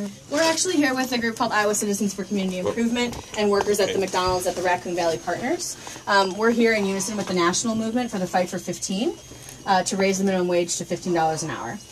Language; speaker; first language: English; native; English